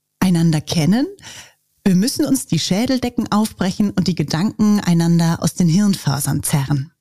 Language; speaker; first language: German; native; German